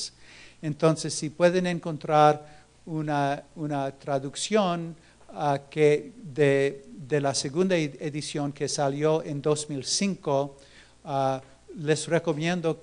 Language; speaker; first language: Spanish; non-native, fluent; English